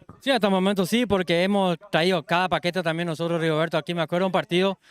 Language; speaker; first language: Spanish; native; Spanish